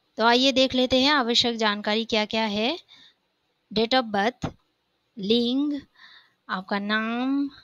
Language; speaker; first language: Hindi; native; Hindi